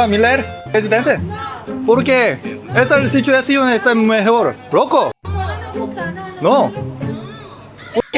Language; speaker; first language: Spanish; non-native, learner; Korean